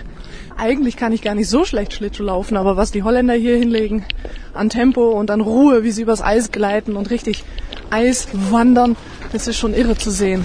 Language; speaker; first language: German; native; German